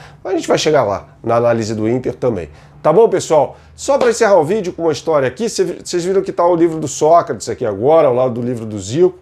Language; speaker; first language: Portuguese; native; Portuguese